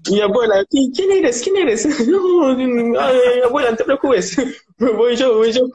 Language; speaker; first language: Spanish; non-native, learner; Italian